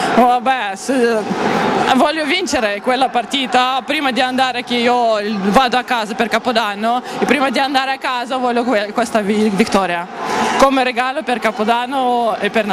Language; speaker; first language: Italian; non-native, fluent; Russian